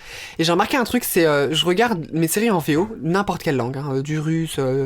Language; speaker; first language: French; native; French